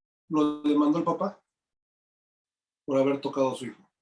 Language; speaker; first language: Spanish; native; Spanish